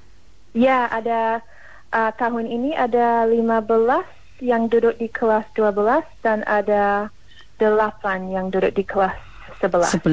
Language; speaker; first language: Indonesian; non-native, fluent; English